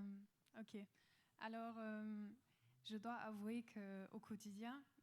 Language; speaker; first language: French; non-native, fluent; German